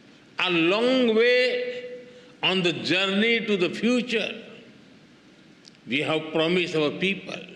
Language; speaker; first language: English; non-native, local second language; Hindi